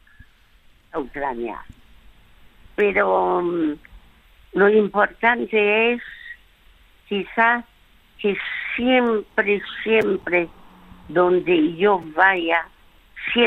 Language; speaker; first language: Spanish; early bilingual, other home language; French